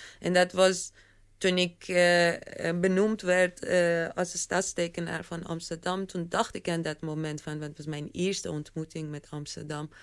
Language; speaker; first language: Dutch; non-native, fluent; Persian